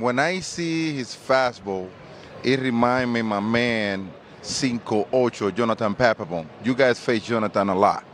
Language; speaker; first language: English; non-native, fluent; Spanish